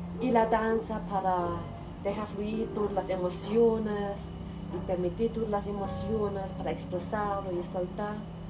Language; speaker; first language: Spanish; non-native, learner; German